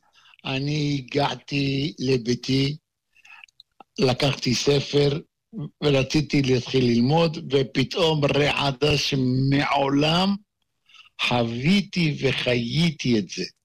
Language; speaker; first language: Hebrew; non-native, fluent; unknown